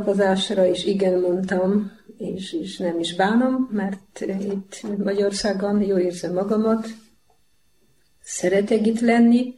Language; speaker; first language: Hungarian; non-native, fluent; Polish